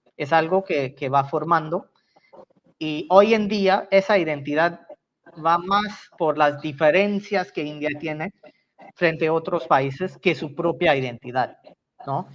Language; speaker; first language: Spanish; non-native, fluent; Tamil